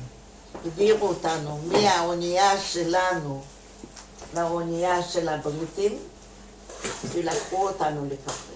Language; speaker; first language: Hebrew; non-native, fluent; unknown